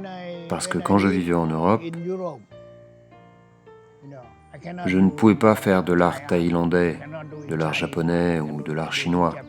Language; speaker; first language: French; non-native, learner; Thai